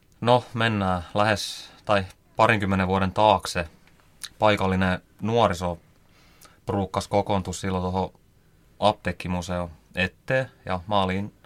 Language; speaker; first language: Finnish; native; Finnish